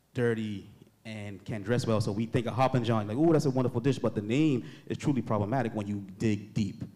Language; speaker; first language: English; native; English